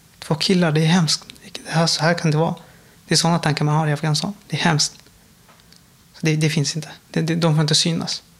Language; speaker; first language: Swedish; non-native, fluent; Persian